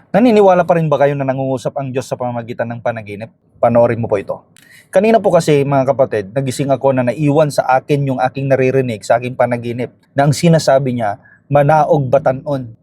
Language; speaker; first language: Filipino; non-native, local second language; Iloko